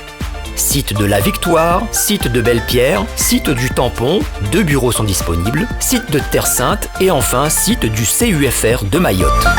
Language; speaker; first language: French; native; French